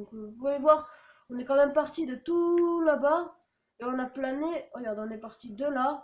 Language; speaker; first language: French; native; French